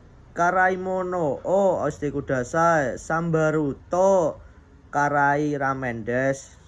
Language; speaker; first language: Japanese; non-native, learner; Indonesian